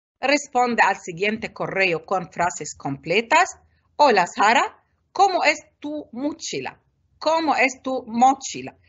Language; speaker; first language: Spanish; non-native, fluent; Arabic